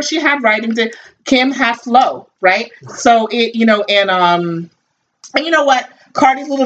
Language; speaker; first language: English; native; English